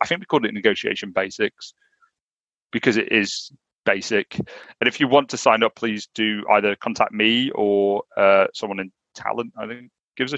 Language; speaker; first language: English; native; English